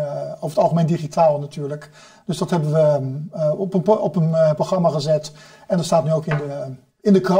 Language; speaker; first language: Dutch; native; Dutch